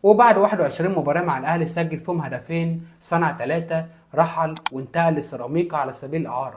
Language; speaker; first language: Arabic; native; Arabic